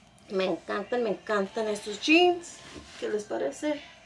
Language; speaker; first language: Spanish; early bilingual, heritage; Spanish